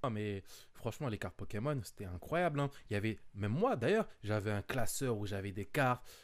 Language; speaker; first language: French; native; French